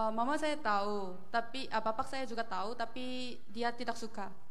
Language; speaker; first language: Indonesian; non-native, learner; Korean